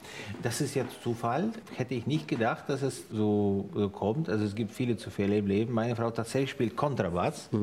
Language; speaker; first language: German; non-native, fluent; Ukrainian